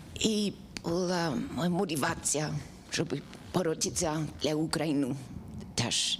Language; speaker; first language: Ukrainian; non-native, learner; English